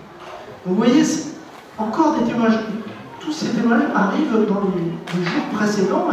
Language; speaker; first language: French; native; French